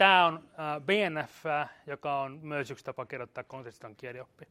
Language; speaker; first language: Finnish; native; Finnish